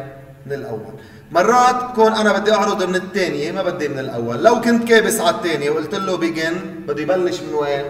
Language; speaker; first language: Arabic; native; Arabic